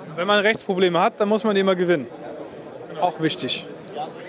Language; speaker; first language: German; native; German